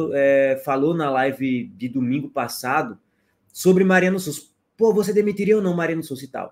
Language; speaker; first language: Portuguese; native; Portuguese